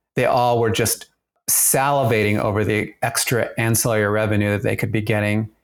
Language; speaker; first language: English; early bilingual, other home language; German